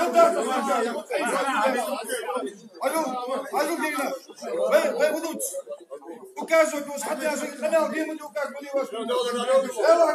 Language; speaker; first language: Russian; non-native, local second language; Ingush